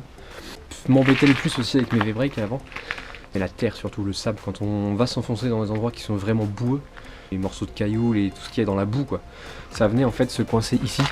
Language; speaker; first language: French; native; French